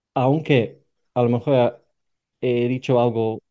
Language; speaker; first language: Spanish; non-native, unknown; English